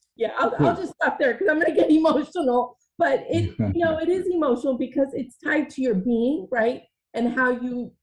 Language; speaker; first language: English; early bilingual, other home language; Hindi